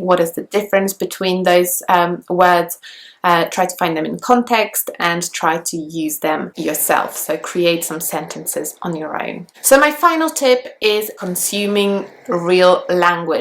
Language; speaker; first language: English; non-native, fluent; Polish